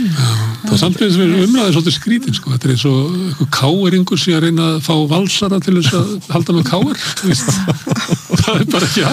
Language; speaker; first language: Icelandic; native; Icelandic